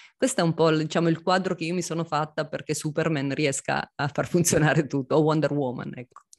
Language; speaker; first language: Italian; native; Italian